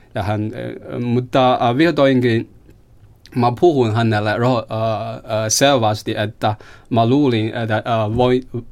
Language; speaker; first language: Finnish; non-native, fluent; Chinese